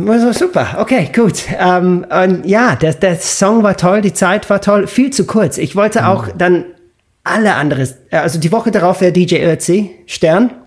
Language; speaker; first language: German; non-native, fluent; English